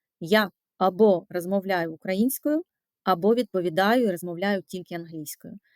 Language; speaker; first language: Ukrainian; non-native, local second language; Russian